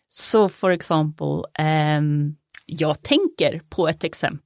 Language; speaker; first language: Swedish; native; Swedish